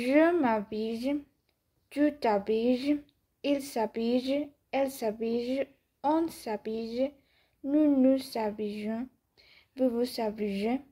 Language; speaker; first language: French; non-native, learner; Spanish